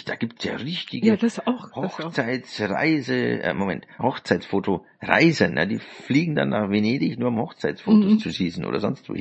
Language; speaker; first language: German; native; German